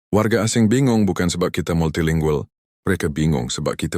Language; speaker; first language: Malay; native; Malay